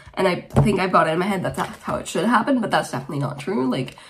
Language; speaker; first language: English; early bilingual, other home language; Romanian